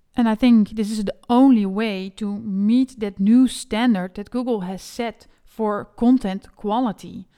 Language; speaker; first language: English; non-native, fluent; Dutch